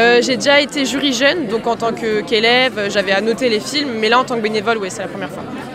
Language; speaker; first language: French; native; French